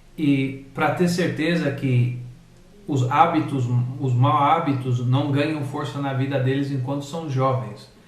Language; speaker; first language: Portuguese; early bilingual, heritage; English